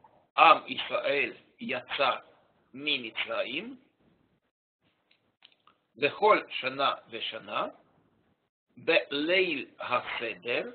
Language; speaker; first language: Russian; native; Russian